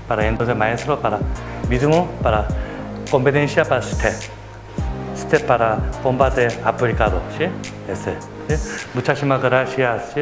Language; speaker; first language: Spanish; non-native, learner; Korean